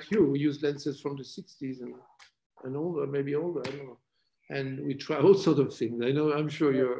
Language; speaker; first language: English; non-native, fluent; French